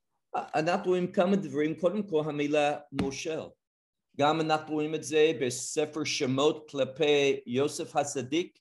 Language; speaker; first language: Hebrew; non-native, fluent; English